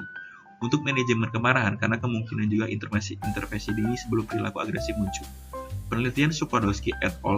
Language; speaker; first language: Indonesian; native; Indonesian